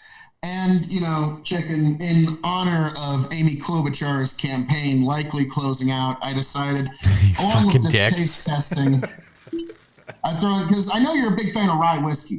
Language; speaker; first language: English; native; English